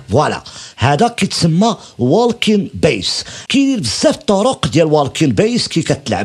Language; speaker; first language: Arabic; native; Arabic